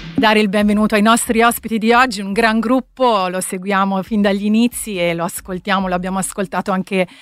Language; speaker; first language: Italian; native; Italian